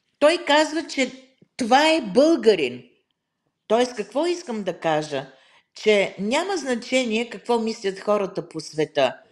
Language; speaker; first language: Bulgarian; native; Bulgarian